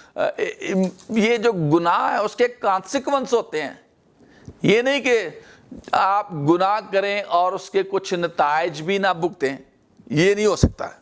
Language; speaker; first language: Urdu; native; Urdu